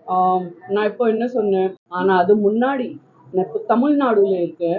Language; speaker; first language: Tamil; non-native, learner; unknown